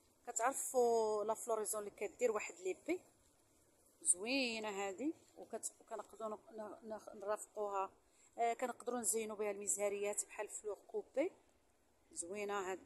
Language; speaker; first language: Arabic; native; Arabic